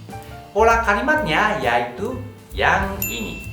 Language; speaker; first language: Indonesian; non-native, fluent; Japanese